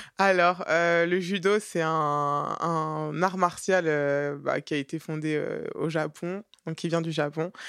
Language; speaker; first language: French; native; French